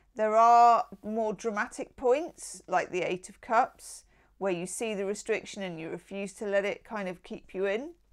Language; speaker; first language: English; native; English